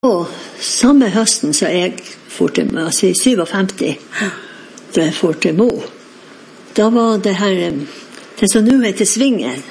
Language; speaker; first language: Norwegian; native; Norwegian